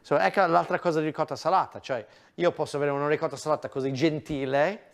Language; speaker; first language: Italian; non-native, fluent; English